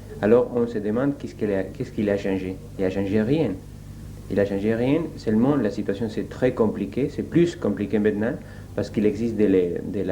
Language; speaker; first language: French; non-native, learner; Spanish